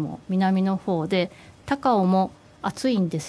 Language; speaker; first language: Japanese; native; Japanese